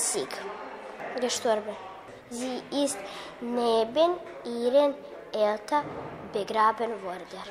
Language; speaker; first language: German; non-native, learner; Serbian